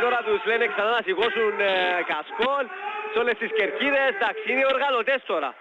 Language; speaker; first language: Greek; native; Greek